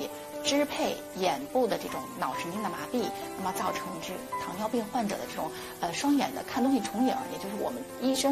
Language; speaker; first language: Chinese; native; Chinese